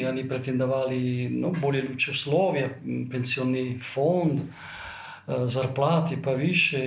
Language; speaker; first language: Russian; non-native, fluent; Italian